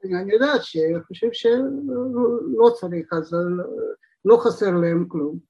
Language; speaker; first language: Hebrew; non-native, fluent; Russian